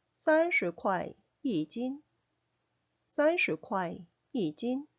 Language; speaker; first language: Chinese; non-native, fluent; Korean